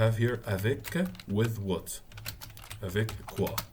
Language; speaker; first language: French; non-native, fluent; Arabic